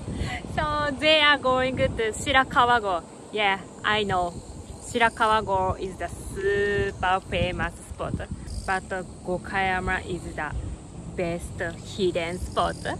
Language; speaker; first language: English; non-native, learner; Japanese